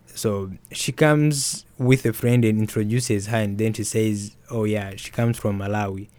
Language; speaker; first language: English; early bilingual, other home language; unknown